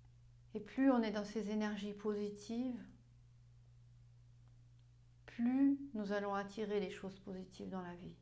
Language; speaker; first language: French; non-native, fluent; German